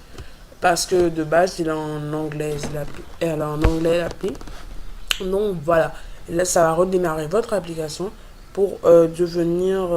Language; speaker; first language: French; native; French